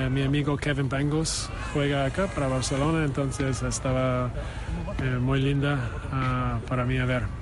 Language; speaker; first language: Spanish; non-native, learner; English